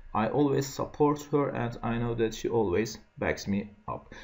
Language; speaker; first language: English; non-native, fluent; Turkish